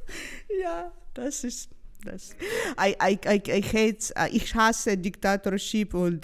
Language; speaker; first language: German; non-native, learner; Ukrainian